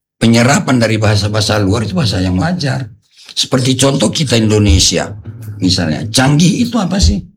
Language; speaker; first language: Indonesian; non-native, local second language; Batak Toba